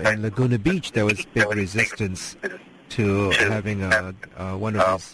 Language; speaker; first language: English; non-native, local second language; Cantonese